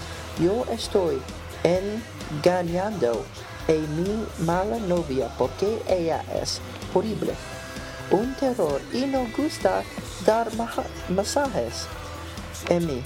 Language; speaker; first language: Spanish; non-native, learner; English